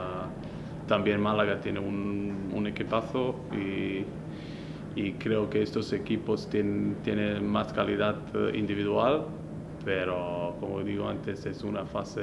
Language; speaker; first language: Spanish; non-native, fluent; Slovenian